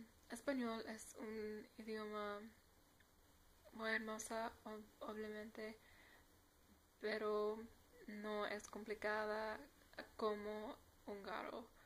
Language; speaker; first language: Spanish; non-native, learner; English